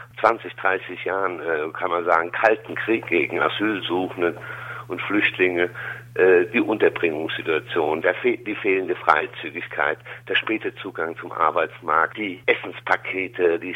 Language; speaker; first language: German; native; German